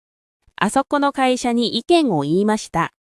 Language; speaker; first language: Japanese; non-native, fluent; Korean